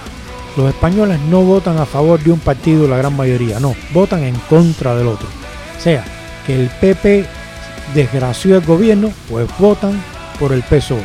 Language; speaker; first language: Spanish; native; Spanish